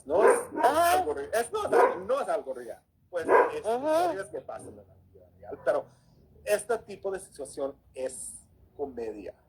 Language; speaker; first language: Spanish; early bilingual, heritage; English